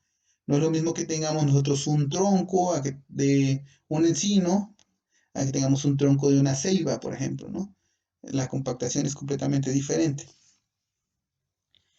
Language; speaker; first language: Spanish; native; Spanish